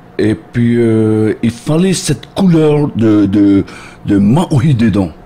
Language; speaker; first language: French; native; French